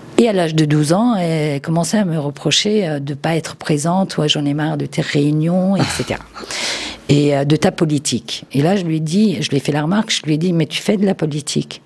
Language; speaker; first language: French; early bilingual, other home language; Turkish